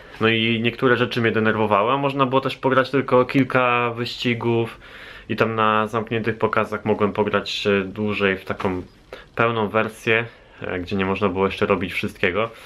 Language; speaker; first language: Polish; native; Polish